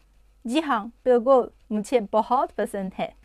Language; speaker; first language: Hindi; non-native, fluent; Chinese